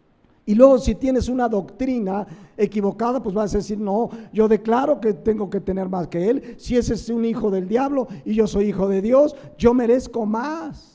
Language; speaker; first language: Spanish; native; Spanish